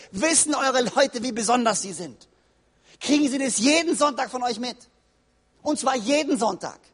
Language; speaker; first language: German; native; German